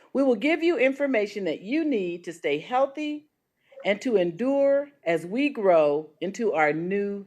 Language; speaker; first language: English; native; English